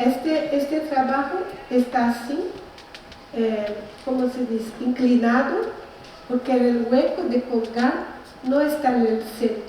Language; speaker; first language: Spanish; non-native, learner; Portuguese